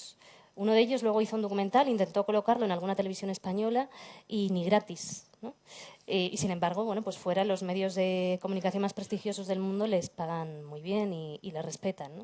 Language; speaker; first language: Spanish; native; Spanish